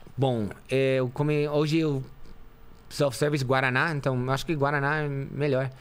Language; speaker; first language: Portuguese; non-native, fluent; English